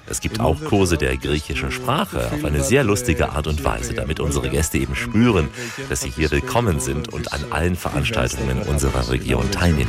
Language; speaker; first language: German; native; German